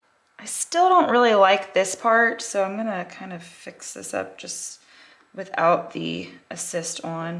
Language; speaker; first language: English; native; English